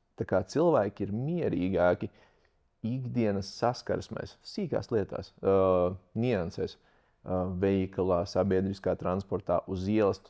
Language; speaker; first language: Latvian; native; Latvian